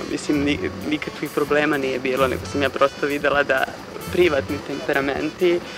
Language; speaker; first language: Serbian; native; Serbian